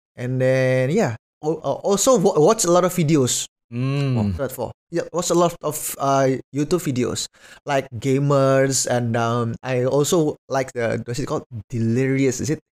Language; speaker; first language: English; non-native, fluent; Indonesian